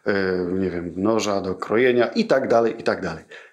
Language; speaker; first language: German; non-native, fluent; Polish